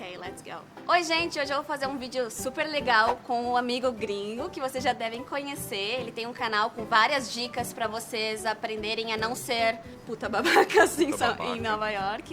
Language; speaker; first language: Portuguese; native; Portuguese